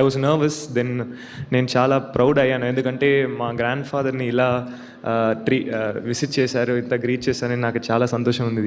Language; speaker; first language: Telugu; non-native, learner; Tamil